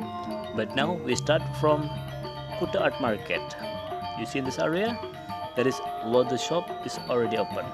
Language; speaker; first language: English; non-native, local second language; Indonesian